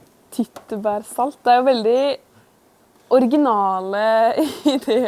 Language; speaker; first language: Norwegian; native; Norwegian